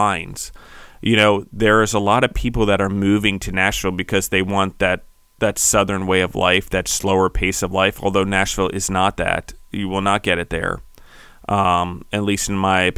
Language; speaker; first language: English; native; English